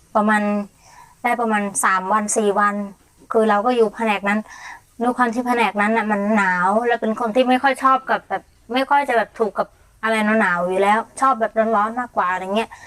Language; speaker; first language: Thai; non-native, fluent; Mon